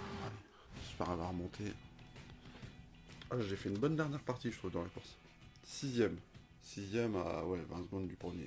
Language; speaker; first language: French; native; French